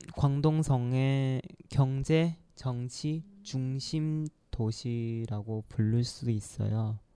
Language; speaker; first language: Korean; non-native, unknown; Chinese